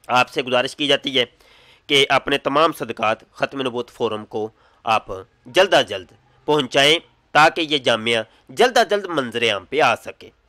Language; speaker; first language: Urdu; non-native, local second language; Punjabi